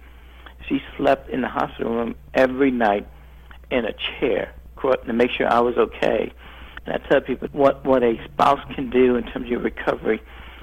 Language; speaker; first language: English; native; English